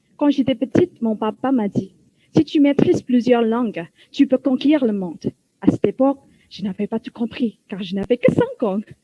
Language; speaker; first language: French; non-native, fluent; Indonesian